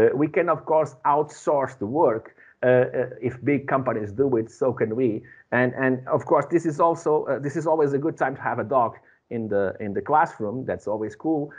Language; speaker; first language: English; non-native, fluent; Portuguese